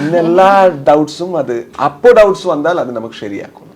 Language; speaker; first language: Malayalam; non-native, local second language; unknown